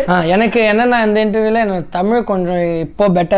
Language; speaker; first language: Tamil; early bilingual, heritage; Tamil